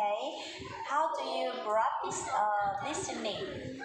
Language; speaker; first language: English; non-native, fluent; Vietnamese